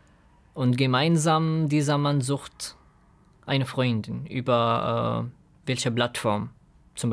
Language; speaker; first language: German; non-native, learner; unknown